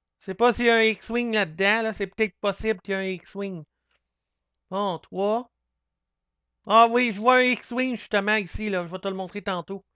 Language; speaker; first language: French; native; French